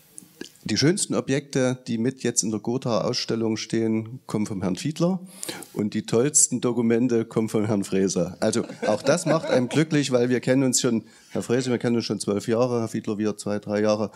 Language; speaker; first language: German; native; German